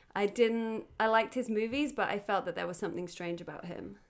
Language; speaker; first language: English; native; English